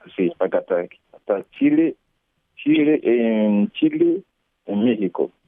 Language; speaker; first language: Spanish; non-native, learner; Haitian Creole